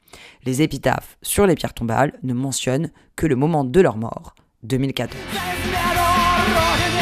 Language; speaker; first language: French; native; French